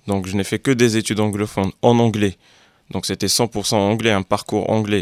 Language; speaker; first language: French; non-native, local second language; Arabic